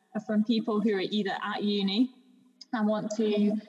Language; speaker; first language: English; native; English